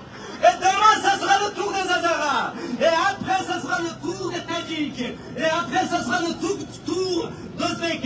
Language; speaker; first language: French; non-native, fluent; Persian